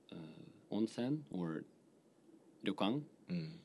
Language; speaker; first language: English; non-native, fluent; Russian